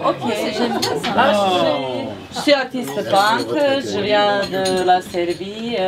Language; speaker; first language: French; non-native, fluent; Serbian